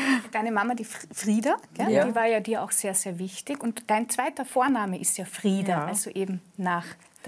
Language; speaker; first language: German; native; German